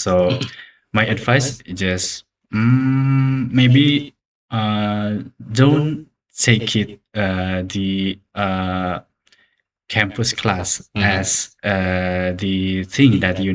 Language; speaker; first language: English; non-native, learner; Indonesian